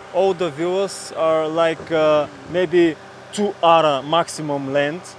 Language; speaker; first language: English; non-native, fluent; Bulgarian